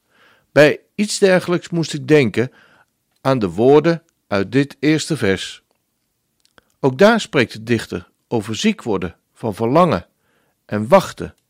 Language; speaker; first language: Dutch; native; Dutch